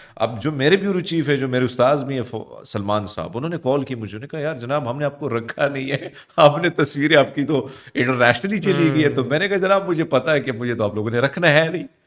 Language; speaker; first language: Urdu; non-native, local second language; Punjabi